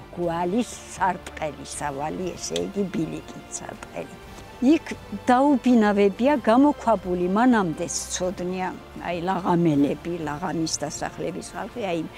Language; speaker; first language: Georgian; non-native, local second language; Svan